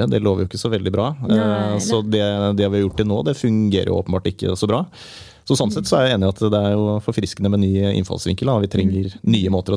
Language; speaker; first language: Norwegian; native; Norwegian